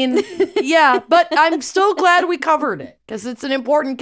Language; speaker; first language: English; native; English